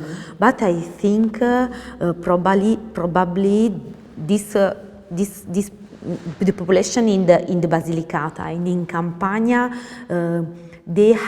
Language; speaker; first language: English; non-native, learner; Italian